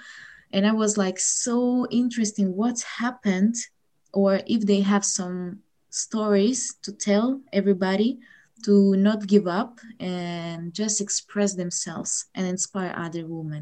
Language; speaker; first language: English; non-native, fluent; Ukrainian